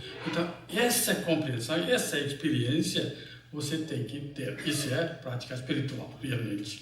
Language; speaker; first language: Portuguese; non-native, fluent; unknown